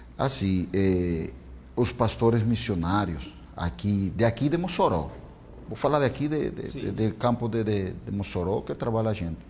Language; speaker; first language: Portuguese; non-native, fluent; Spanish